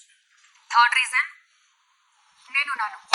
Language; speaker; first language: Telugu; non-native, learner; Hindi